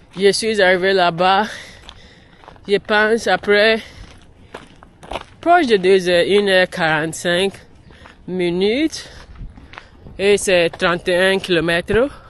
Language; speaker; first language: French; non-native, learner; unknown